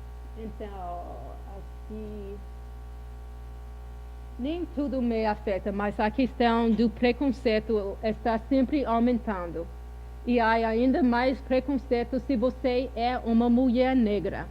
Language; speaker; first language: Portuguese; non-native, fluent; English